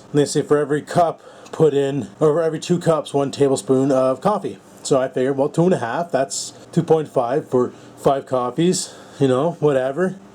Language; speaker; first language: English; native; English